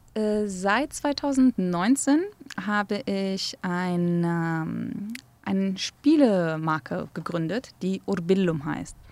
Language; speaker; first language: German; early bilingual, other home language; Central Kurdish